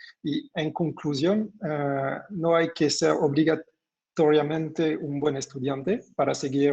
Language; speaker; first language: Spanish; non-native, fluent; French